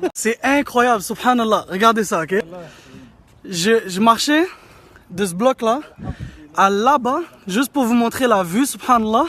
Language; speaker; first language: French; native; French